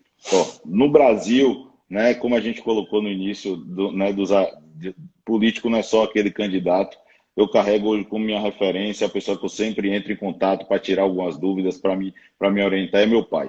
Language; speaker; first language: Portuguese; native; Portuguese